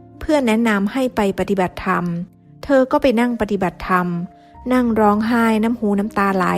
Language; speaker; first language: Thai; native; Thai